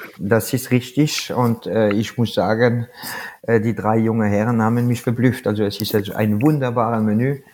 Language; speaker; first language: German; non-native, fluent; French